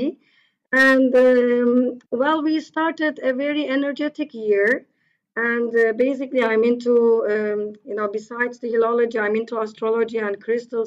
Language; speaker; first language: English; non-native, fluent; Turkish